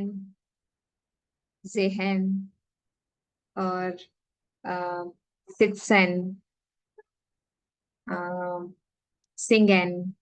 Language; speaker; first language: German; non-native, fluent; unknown